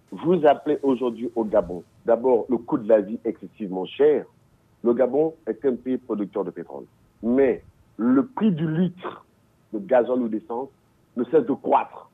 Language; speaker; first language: French; non-native, local second language; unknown